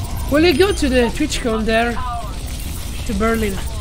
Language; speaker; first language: English; non-native, learner; Italian